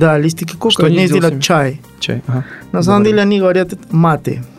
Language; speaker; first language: Russian; non-native, learner; Spanish